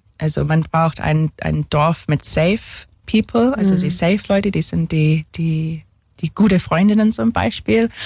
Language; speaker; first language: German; non-native, fluent; English